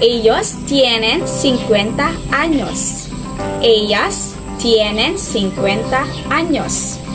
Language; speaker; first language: Spanish; non-native, learner; Filipino